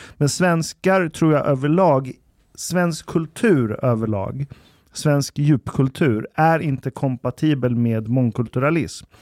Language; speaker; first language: Swedish; early bilingual, other home language; Persian